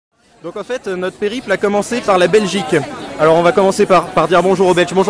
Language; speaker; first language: French; native; French